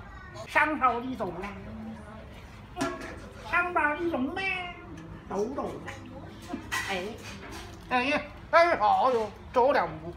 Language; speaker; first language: Chinese; non-native, fluent; Japanese